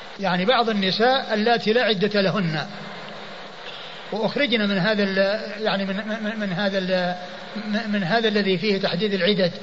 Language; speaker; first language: Arabic; native; Arabic